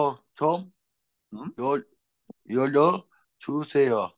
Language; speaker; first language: Korean; non-native, learner; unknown